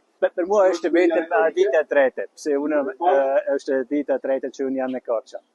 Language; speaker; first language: Albanian; non-native, learner; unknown